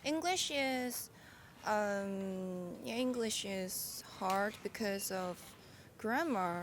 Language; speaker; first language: English; non-native, learner; Korean